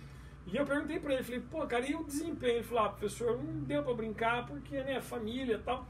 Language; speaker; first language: Portuguese; native; Portuguese